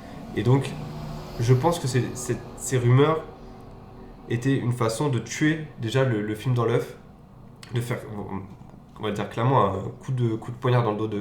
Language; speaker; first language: French; native; French